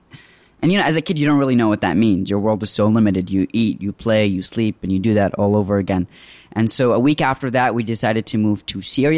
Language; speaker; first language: English; early bilingual, other home language; Arabic